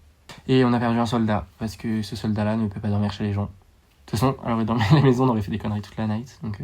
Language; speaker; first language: French; native; French